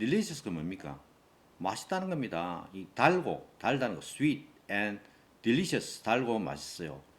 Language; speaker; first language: Korean; native; Korean